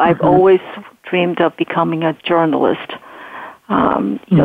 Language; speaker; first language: English; non-native, fluent; Chinese